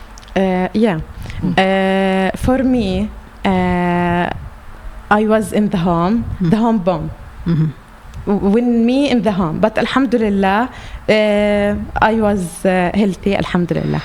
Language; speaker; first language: English; non-native, learner; Arabic